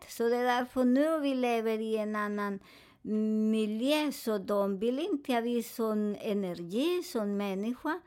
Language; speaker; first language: Swedish; non-native, fluent; Spanish